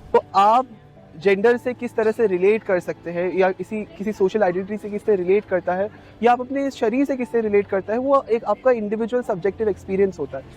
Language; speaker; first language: Hindi; non-native, local second language; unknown